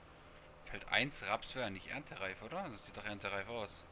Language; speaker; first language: German; native; German